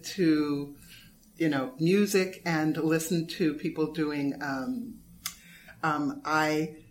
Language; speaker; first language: English; native; English